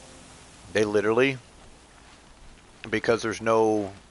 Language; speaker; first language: English; native; English